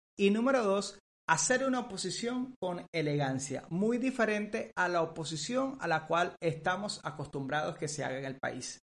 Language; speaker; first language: Spanish; native; Spanish